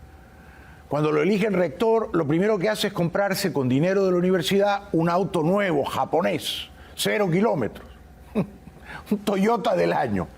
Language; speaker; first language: Spanish; native; Spanish